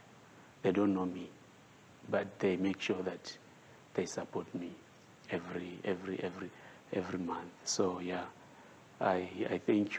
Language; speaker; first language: English; non-native, local second language; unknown